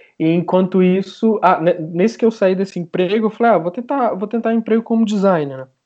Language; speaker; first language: Portuguese; native; Portuguese